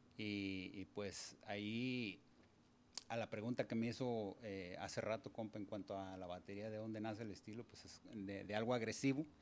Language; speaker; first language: Spanish; early bilingual, heritage; Spanish